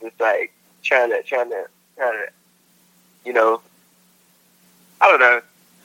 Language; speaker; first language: English; non-native, local second language; Filipino